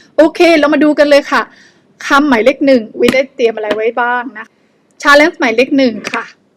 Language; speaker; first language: Thai; non-native, fluent; Burmese